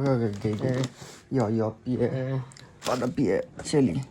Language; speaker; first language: Chinese; non-native, learner; Bangla